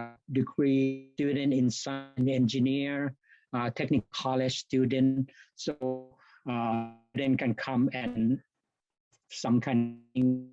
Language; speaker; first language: English; non-native, fluent; Thai